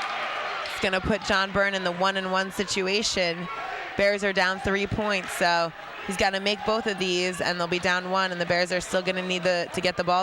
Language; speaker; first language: English; native; English